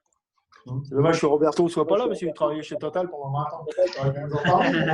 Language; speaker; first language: French; native; French